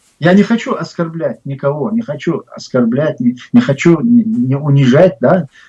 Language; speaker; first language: Russian; non-native, local second language; Chechen